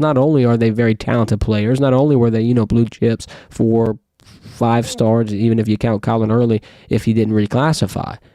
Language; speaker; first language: English; native; English